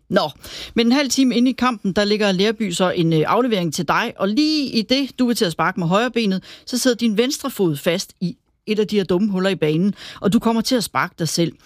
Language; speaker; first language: Danish; native; Danish